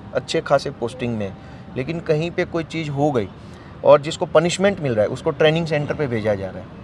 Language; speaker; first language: Hindi; non-native, local second language; Gujarati